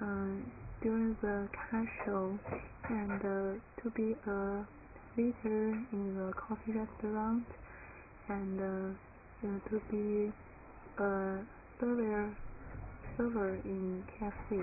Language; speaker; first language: English; non-native, learner; Chinese